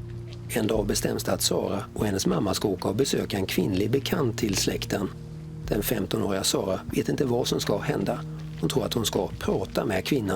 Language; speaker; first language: Swedish; native; Swedish